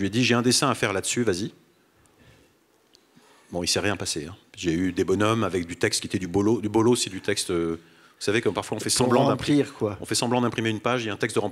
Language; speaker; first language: French; native; French